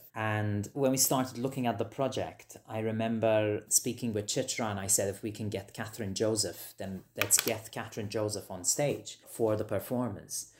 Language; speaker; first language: English; non-native, fluent; Maltese